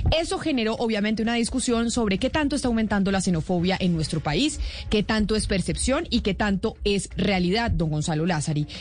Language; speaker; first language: Spanish; native; Spanish